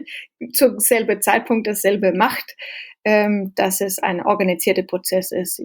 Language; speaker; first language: German; non-native, fluent; Danish